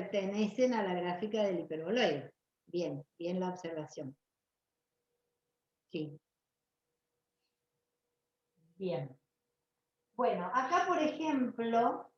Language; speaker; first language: Spanish; native; Spanish